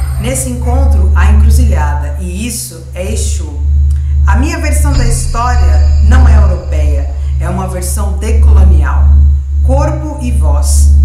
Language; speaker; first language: Portuguese; native; Portuguese